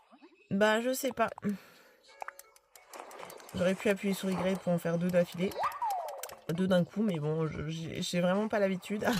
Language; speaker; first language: French; native; French